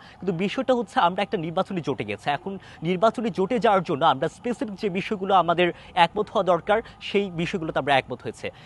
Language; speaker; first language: Bangla; non-native, local second language; Chakma